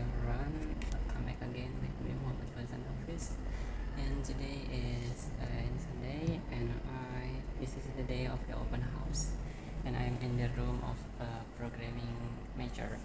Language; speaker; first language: English; non-native, learner; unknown